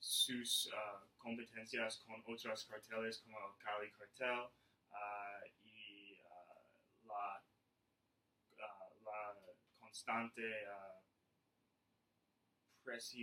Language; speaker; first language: Spanish; non-native, learner; English